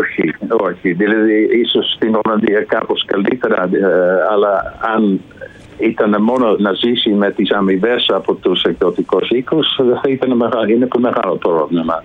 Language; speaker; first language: Greek; non-native, fluent; Dutch